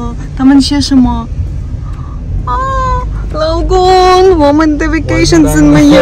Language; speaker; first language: Chinese; non-native, fluent; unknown